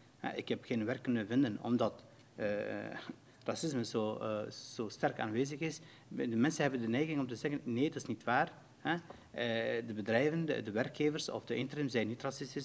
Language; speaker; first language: Dutch; non-native, fluent; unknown